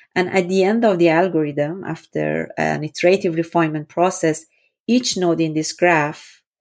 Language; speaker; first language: English; non-native, fluent; Persian